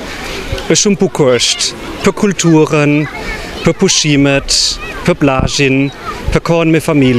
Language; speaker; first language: Albanian; non-native, fluent; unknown